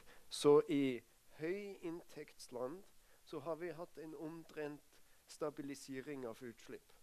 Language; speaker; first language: Norwegian; non-native, fluent; German